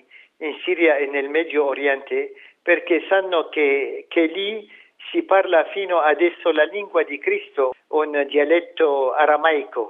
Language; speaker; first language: Italian; non-native, fluent; Arabic